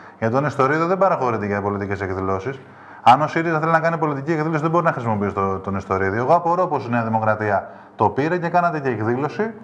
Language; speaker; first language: Greek; native; Greek